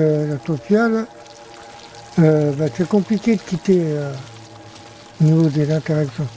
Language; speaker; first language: French; native; French